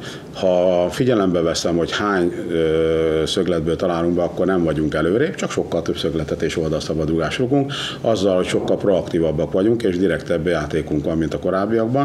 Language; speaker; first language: Hungarian; native; Hungarian